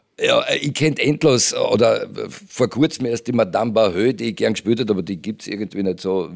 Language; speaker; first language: German; native; German